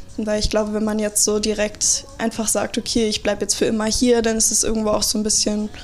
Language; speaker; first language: German; native; German